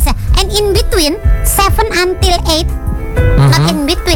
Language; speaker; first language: English; non-native, learner; Indonesian